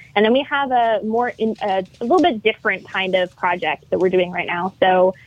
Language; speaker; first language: English; native; English